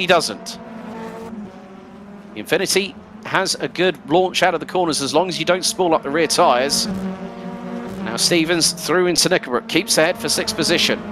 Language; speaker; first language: English; native; English